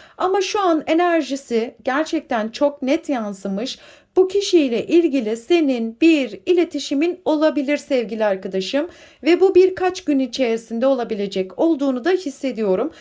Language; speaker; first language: Turkish; native; Turkish